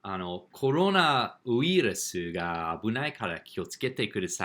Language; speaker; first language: Japanese; non-native, fluent; English